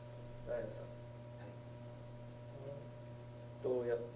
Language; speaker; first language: Japanese; non-native, learner; English